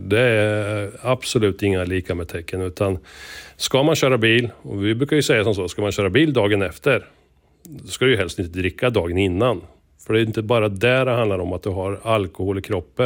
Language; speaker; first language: Swedish; native; Swedish